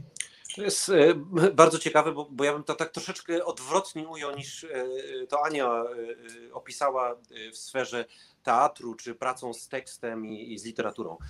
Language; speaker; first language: Polish; early bilingual, heritage; Polish